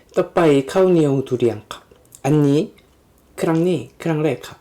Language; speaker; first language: Thai; non-native, learner; Korean